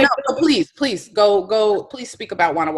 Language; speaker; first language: English; native; English